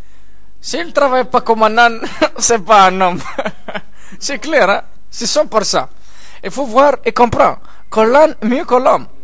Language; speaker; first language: French; non-native, local second language; Arabic